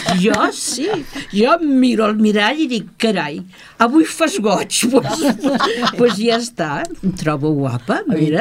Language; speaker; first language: Catalan; native; Catalan